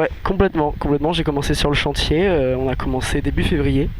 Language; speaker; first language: French; native; French